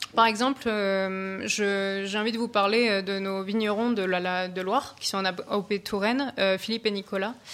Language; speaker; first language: French; native; French